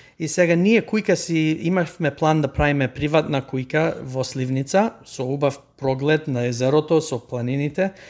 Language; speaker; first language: Macedonian; early bilingual, heritage; Macedonian